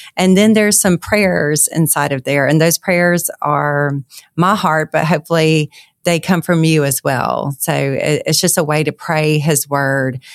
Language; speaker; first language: English; native; English